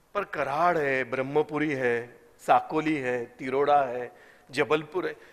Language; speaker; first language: Hindi; non-native, local second language; Marathi